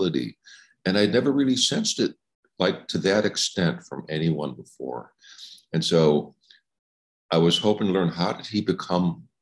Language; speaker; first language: English; native; English